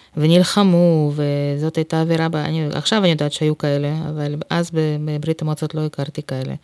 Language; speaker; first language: Hebrew; non-native, fluent; Russian